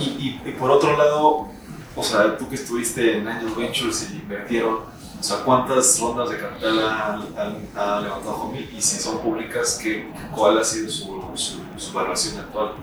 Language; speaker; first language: Spanish; native; Spanish